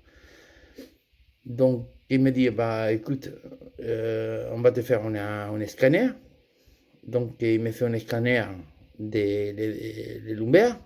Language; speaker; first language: French; non-native, fluent; Spanish